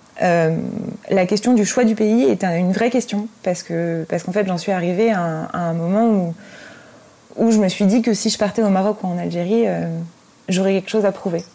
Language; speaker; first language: French; early bilingual, other home language; Arabic